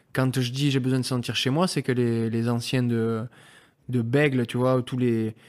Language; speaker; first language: French; native; French